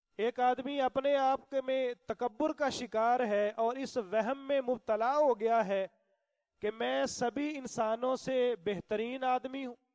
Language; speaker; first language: Urdu; non-native, local second language; Punjabi